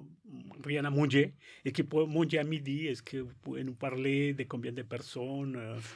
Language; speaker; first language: French; non-native, learner; Spanish